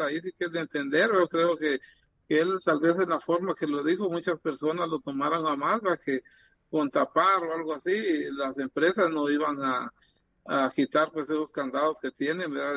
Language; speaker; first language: Spanish; native; Spanish